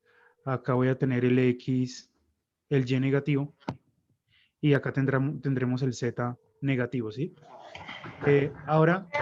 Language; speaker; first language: Spanish; native; Spanish